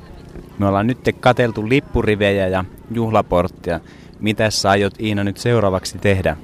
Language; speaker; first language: Finnish; native; Finnish